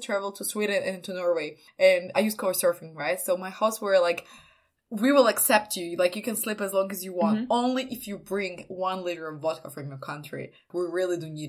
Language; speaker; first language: English; non-native, fluent; Ukrainian